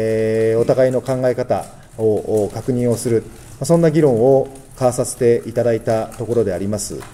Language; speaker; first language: Japanese; native; Japanese